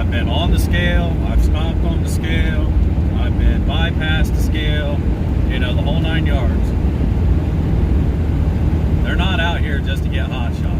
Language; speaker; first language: English; native; English